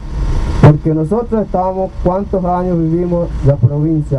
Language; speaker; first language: Spanish; non-native, local second language; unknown